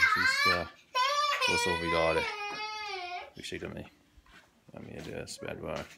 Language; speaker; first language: Swedish; non-native, learner; English